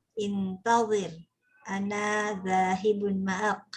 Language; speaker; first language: Arabic; non-native, learner; Indonesian